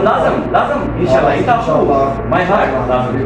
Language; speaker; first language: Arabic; non-native, learner; Urdu